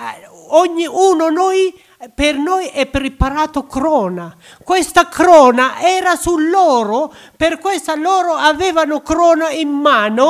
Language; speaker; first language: Italian; non-native, learner; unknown